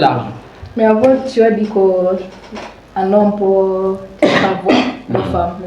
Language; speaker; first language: French; non-native, learner; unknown